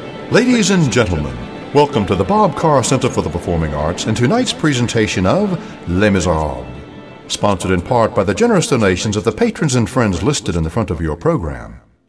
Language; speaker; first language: English; native; English